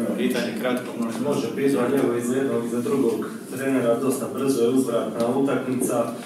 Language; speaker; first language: Croatian; native; Croatian